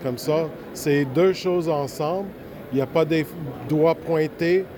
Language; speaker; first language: French; non-native, local second language; English